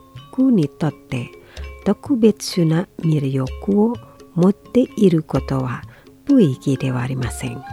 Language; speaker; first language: Japanese; non-native, fluent; Indonesian